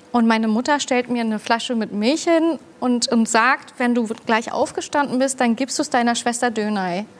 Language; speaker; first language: German; early bilingual, other home language; Turkish